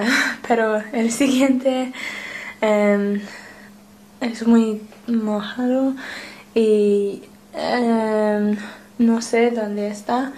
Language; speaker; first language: Spanish; non-native, learner; English